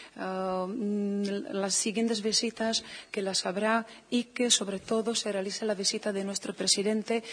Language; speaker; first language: Spanish; non-native, fluent; Czech